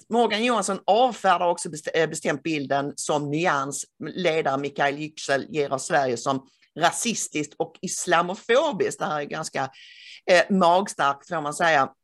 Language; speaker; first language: Swedish; native; Swedish